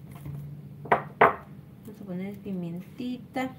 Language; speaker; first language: Spanish; native; Spanish